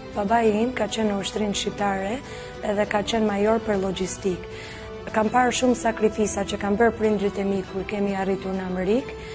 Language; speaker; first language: Albanian; early bilingual, heritage; Albanian